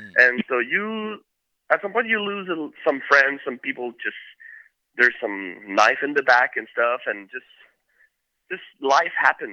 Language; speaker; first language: English; native; English